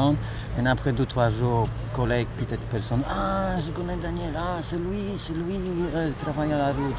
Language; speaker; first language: French; non-native, learner; Polish